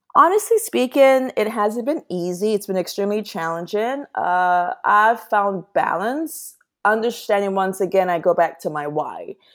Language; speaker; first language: English; non-native, local second language; Yoruba